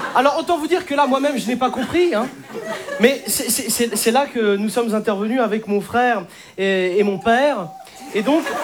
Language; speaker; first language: French; native; French